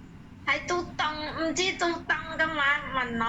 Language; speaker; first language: Cantonese; non-native, learner; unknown